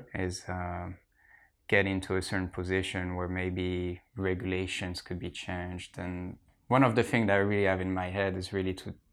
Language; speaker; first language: English; non-native, fluent; French